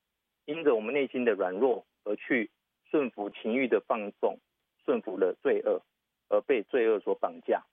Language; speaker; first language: Chinese; native; Chinese